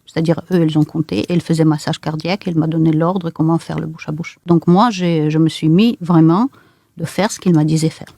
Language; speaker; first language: French; non-native, fluent; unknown